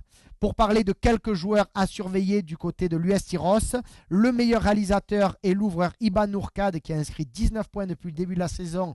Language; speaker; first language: French; native; French